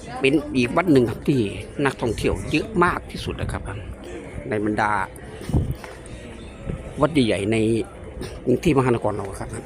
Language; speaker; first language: Thai; native; Thai